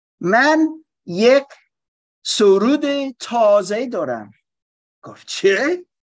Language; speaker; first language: Persian; non-native, learner; German